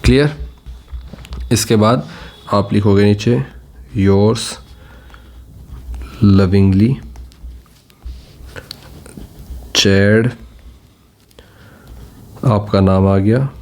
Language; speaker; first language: Hindi; native; Hindi